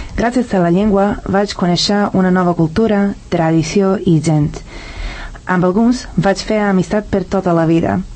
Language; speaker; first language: Catalan; non-native, fluent; Serbian